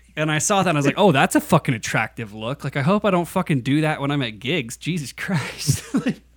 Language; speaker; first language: English; native; English